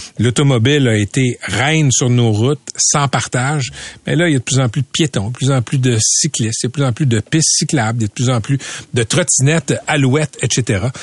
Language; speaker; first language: French; native; French